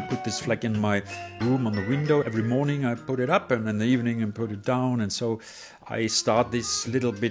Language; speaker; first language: English; non-native, learner; German